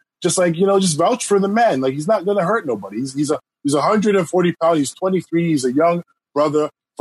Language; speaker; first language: English; native; English